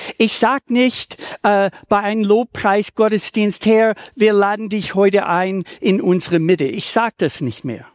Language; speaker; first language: German; non-native, fluent; English